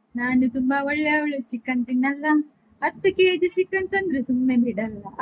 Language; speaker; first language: Kannada; native; Kannada